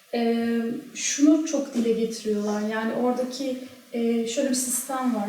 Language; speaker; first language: Turkish; early bilingual, heritage; Turkish